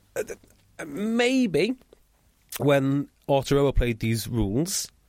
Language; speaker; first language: English; native; English